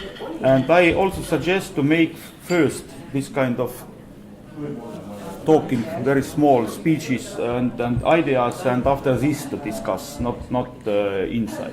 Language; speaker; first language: English; non-native, fluent; Estonian